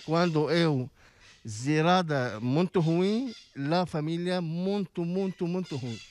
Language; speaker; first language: Portuguese; non-native, learner; Arabic